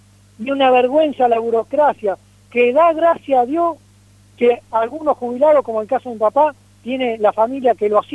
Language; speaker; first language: Spanish; native; Spanish